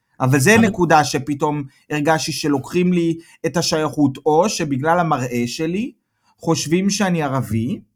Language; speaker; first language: Hebrew; native; Hebrew